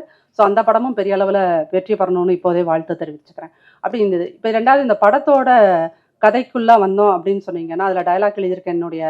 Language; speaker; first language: Tamil; native; Tamil